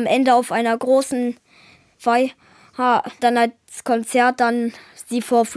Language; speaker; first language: German; native; German